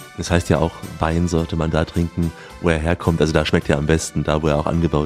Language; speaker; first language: German; native; German